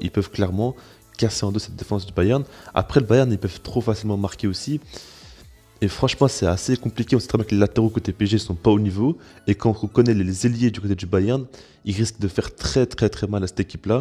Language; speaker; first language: French; native; French